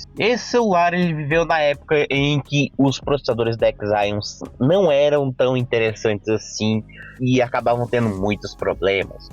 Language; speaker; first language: Portuguese; native; Portuguese